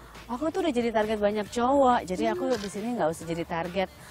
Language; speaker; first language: Indonesian; native; Indonesian